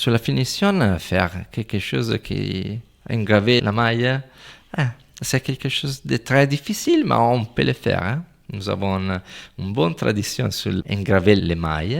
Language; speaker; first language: French; non-native, fluent; Italian